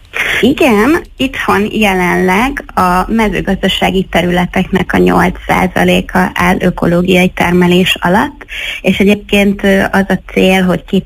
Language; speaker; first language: Hungarian; native; Hungarian